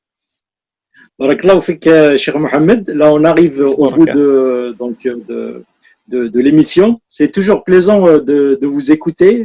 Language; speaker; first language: French; native; French